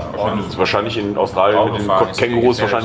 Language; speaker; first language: German; native; German